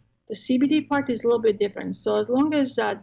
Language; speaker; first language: English; non-native, fluent; Croatian